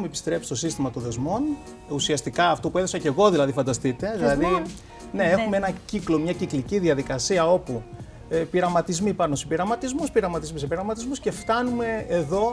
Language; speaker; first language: Greek; native; Greek